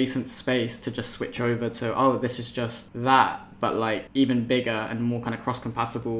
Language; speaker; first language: English; native; English